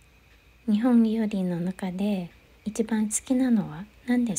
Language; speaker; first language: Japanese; non-native, fluent; Thai